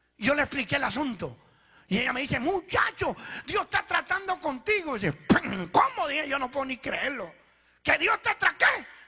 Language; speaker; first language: Spanish; early bilingual, other home language; Italian